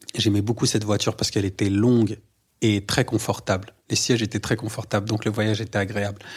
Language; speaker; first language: French; native; French